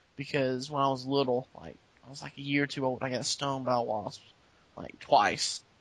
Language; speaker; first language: English; native; English